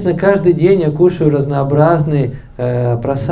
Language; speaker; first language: Russian; native; Russian